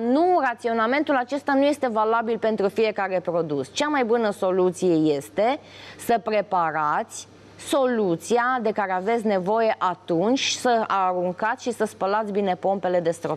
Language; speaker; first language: Romanian; native; Romanian